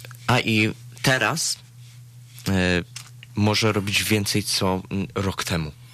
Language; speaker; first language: Polish; early bilingual, heritage; Polish